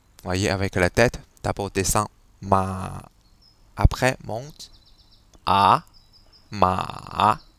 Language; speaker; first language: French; non-native, fluent; Chinese